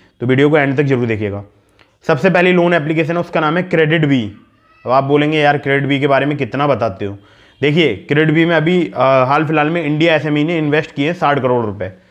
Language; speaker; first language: Hindi; native; Hindi